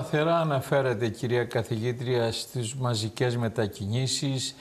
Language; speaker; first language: Greek; native; Greek